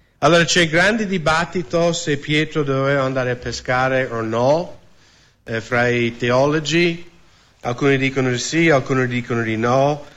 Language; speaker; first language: Italian; non-native, fluent; English